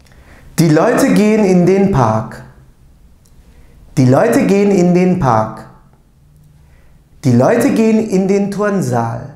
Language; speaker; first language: German; non-native, fluent; Turkish